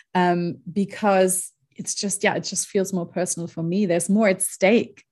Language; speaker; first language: English; non-native, fluent; German